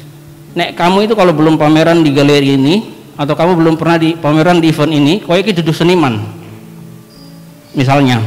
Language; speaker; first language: Indonesian; non-native, local second language; Javanese